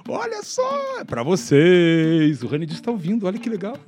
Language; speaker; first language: Portuguese; native; Portuguese